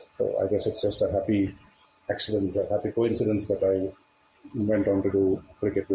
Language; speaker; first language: English; non-native, local second language; Tamil